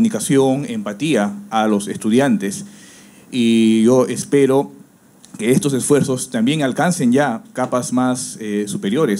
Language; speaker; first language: Spanish; native; Spanish